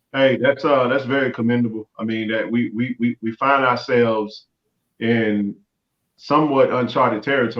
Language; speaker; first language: English; native; English